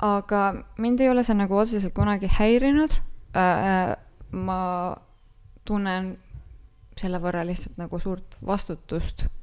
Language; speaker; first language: Estonian; native; Estonian